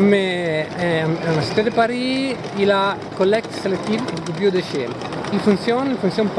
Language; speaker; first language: French; non-native, learner; Italian